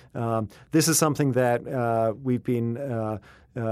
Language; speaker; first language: English; native; English